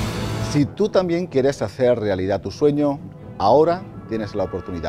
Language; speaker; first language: Spanish; native; Spanish